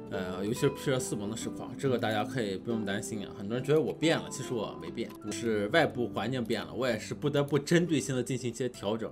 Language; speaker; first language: Chinese; native; Chinese